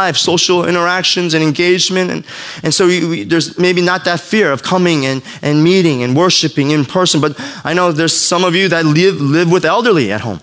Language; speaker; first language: English; native; English